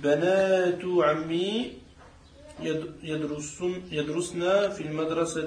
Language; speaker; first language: Arabic; non-native, learner; French